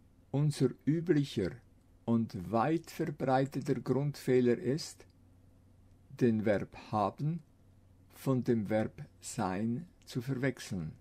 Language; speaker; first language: German; non-native, fluent; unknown